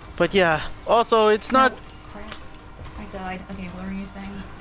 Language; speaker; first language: English; native; English